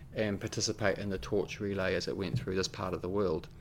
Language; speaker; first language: English; native; English